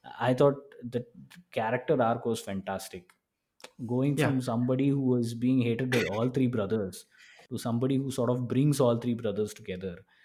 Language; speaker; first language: English; non-native, local second language; Tamil